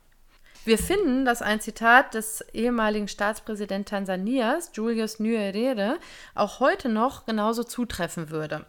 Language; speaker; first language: German; native; German